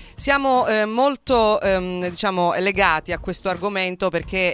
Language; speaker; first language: Italian; native; Italian